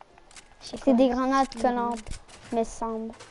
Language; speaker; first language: French; native; French